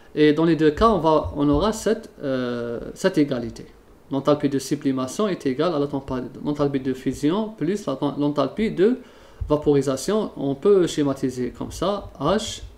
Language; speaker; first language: French; non-native, local second language; Arabic